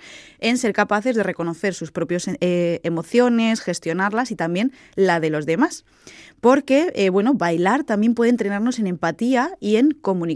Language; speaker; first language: Spanish; native; Spanish